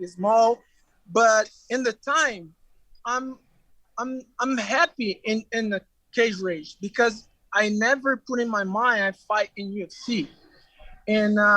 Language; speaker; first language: English; non-native, learner; Portuguese